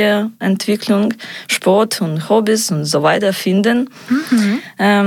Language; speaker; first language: German; non-native, fluent; Ukrainian